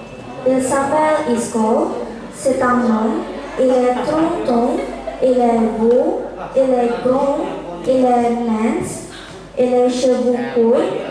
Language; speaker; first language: French; non-native, learner; Indonesian